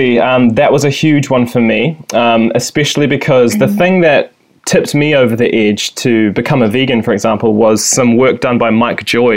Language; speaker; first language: English; native; English